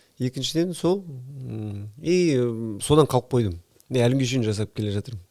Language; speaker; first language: Kazakh; native; Kazakh